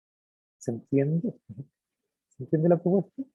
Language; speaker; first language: Spanish; native; Spanish